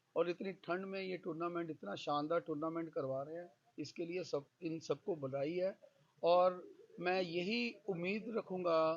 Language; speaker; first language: Hindi; non-native, local second language; Punjabi